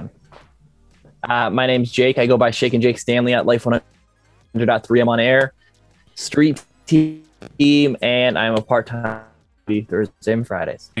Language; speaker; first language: English; native; English